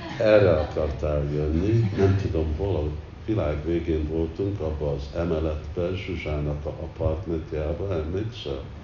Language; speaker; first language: Hungarian; early bilingual, heritage; Hungarian